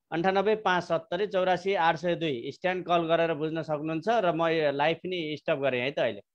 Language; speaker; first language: Nepali; native; Nepali